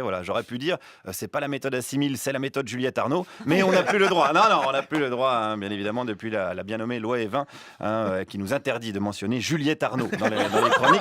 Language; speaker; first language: French; native; French